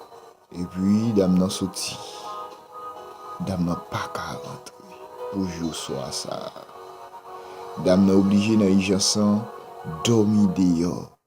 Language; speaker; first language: French; non-native, local second language; Haitian Creole